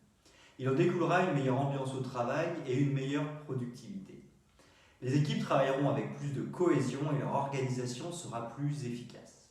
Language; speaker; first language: French; native; French